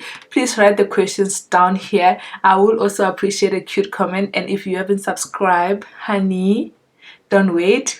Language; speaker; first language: English; non-native, local second language; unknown